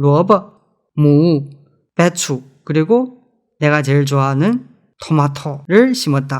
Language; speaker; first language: Korean; non-native, fluent; Chinese